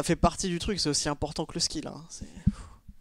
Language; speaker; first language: French; native; French